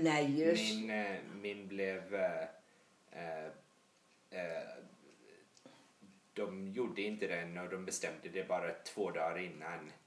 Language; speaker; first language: Swedish; early bilingual, heritage; English